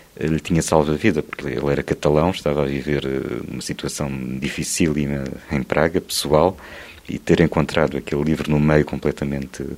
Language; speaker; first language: Portuguese; native; Portuguese